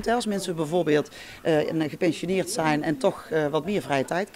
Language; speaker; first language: Dutch; native; Dutch